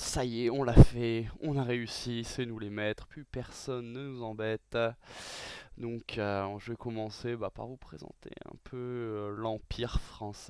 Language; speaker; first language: French; native; French